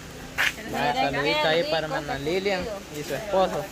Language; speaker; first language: Spanish; native; Spanish